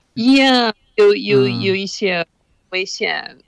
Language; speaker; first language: Chinese; non-native, fluent; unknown